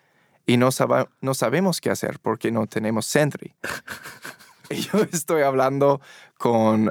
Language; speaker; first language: Spanish; non-native, fluent; English